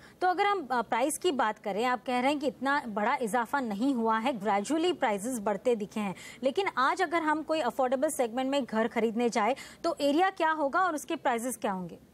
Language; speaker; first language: Hindi; non-native, local second language; Gujarati